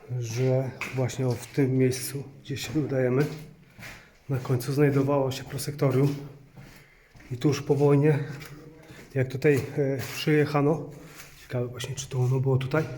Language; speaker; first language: Polish; native; Polish